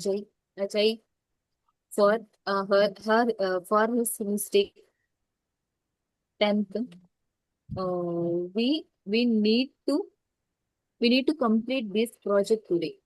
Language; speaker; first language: English; non-native, learner; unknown